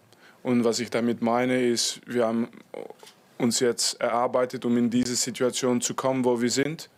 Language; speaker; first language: German; non-native, fluent; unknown